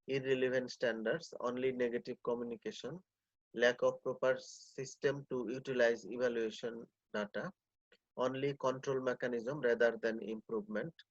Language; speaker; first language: English; non-native, local second language; Bangla